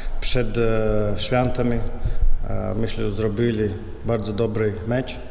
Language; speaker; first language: Polish; non-native, learner; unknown